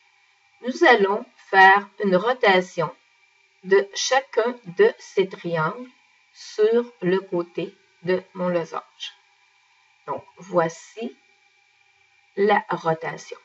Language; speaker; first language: French; native; French